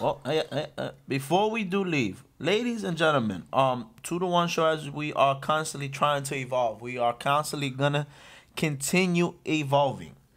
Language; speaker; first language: English; early bilingual, other home language; Spanish